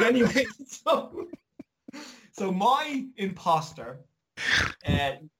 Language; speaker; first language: English; native; English